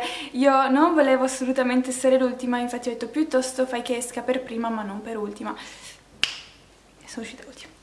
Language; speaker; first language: Italian; native; Italian